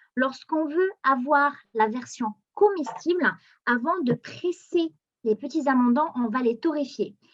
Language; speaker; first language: French; non-native, local second language; Arabic